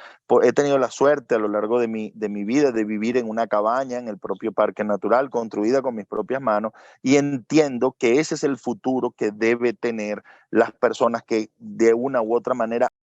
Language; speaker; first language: Spanish; native; Spanish